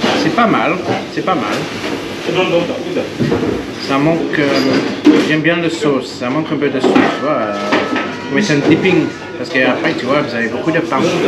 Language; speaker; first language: French; non-native, learner; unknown